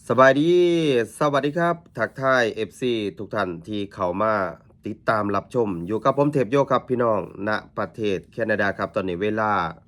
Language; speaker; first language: Thai; native; Thai